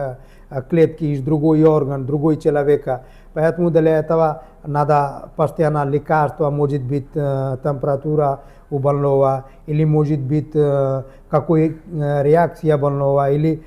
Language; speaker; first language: Russian; non-native, learner; Hindi